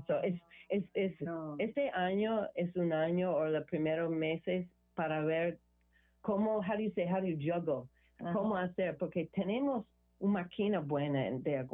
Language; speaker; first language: Spanish; non-native, learner; English